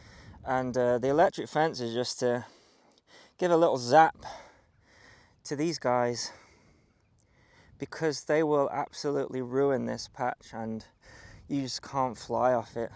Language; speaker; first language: English; native; English